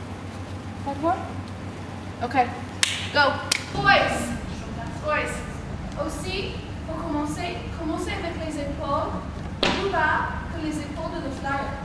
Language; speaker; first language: French; non-native, learner; English